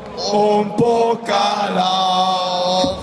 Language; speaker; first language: German; non-native, fluent; Dutch